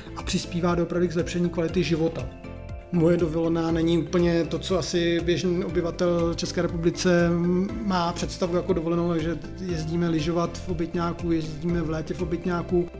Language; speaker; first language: Czech; native; Czech